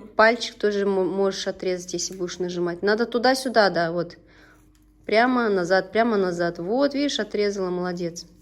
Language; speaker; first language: Russian; non-native, local second language; Tatar